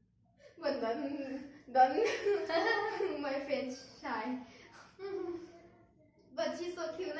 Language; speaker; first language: English; non-native, learner; Thai